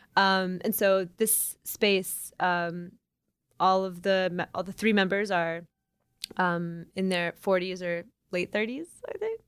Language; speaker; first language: English; native; English